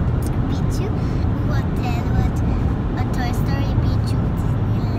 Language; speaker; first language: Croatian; early bilingual, heritage; Croatian